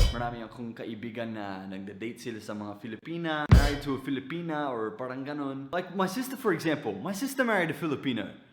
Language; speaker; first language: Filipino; non-native, fluent; English